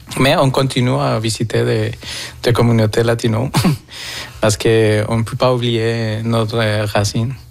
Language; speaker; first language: French; non-native, fluent; Spanish